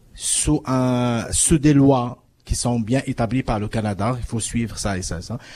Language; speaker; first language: French; non-native, local second language; Arabic